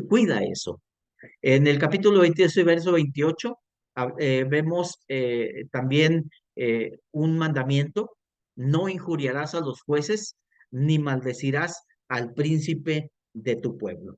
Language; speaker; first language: Spanish; native; Spanish